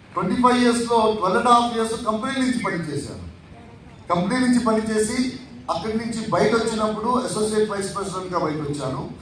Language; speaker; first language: Telugu; non-native, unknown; Tulu